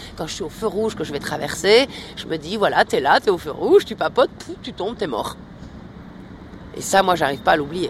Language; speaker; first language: French; native; French